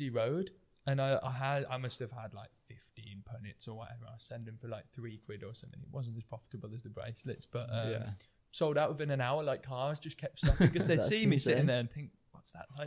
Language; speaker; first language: English; native; English